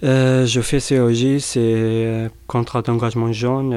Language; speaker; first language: French; non-native, learner; Arabic